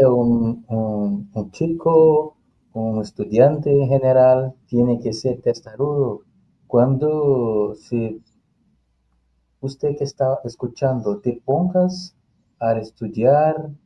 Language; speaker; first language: Spanish; non-native, fluent; Portuguese